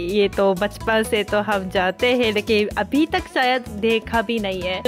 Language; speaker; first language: Hindi; non-native, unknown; Japanese